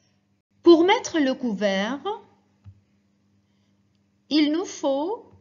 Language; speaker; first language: French; non-native, fluent; Arabic